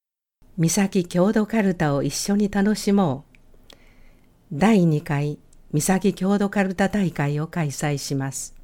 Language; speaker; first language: Japanese; native; Japanese